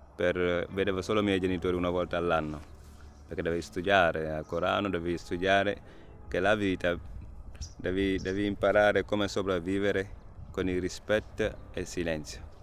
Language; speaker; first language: Italian; non-native, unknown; Wolof